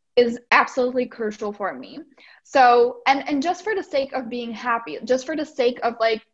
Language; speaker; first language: English; non-native, fluent; Czech